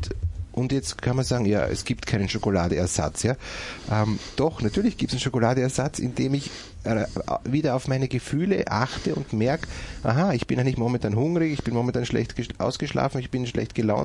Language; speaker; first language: German; native; German